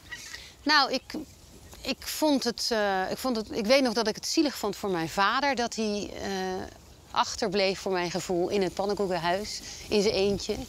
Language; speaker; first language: Dutch; native; Dutch